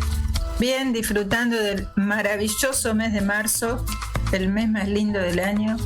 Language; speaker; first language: Spanish; native; Spanish